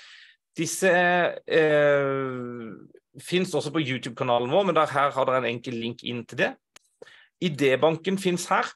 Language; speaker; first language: Norwegian; native; Norwegian